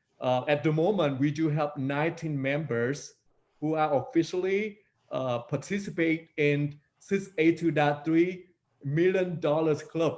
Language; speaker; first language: English; non-native, fluent; Vietnamese